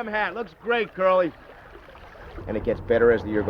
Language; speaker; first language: English; native; English